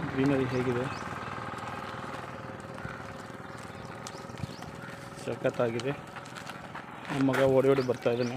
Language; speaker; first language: Kannada; non-native, local second language; Urdu